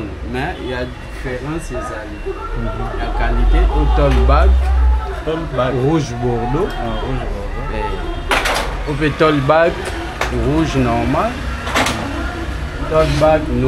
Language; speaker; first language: French; non-native, local second language; Lingala